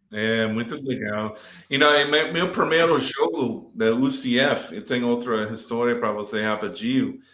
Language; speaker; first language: Portuguese; non-native, learner; English